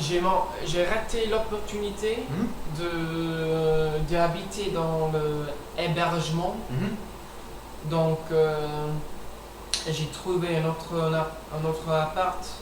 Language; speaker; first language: French; non-native, learner; English